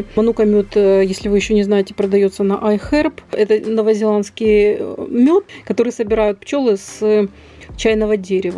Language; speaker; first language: Russian; native; Russian